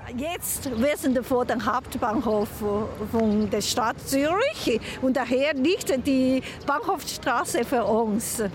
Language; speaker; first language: German; non-native, fluent; Chinese